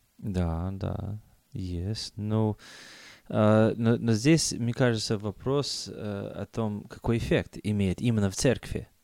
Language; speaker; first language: Russian; non-native, fluent; English